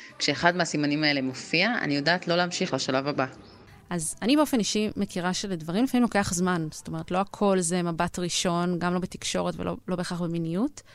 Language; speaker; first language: Hebrew; native; Hebrew